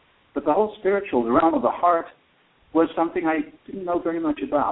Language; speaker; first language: English; native; English